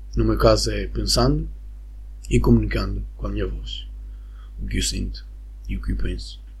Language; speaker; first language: Portuguese; non-native, fluent; Spanish